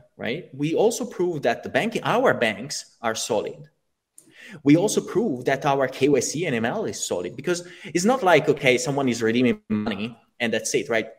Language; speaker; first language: English; non-native, fluent; Italian